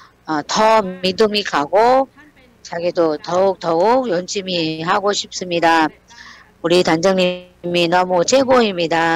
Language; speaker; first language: Korean; non-native, learner; Thai